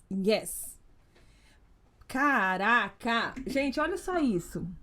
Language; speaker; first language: Portuguese; native; Portuguese